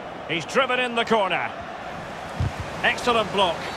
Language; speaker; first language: English; native; English